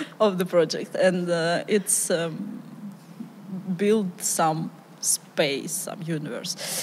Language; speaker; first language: English; non-native, learner; Ukrainian